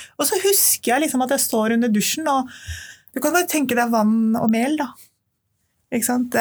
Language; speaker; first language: Norwegian; early bilingual, other home language; Urdu